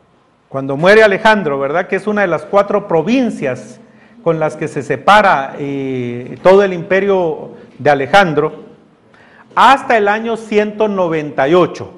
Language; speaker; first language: Spanish; native; Spanish